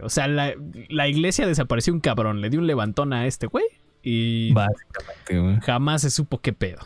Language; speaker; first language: Spanish; native; Spanish